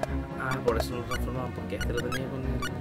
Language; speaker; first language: Spanish; native; Spanish